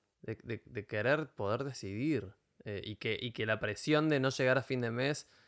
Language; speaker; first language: Spanish; native; Spanish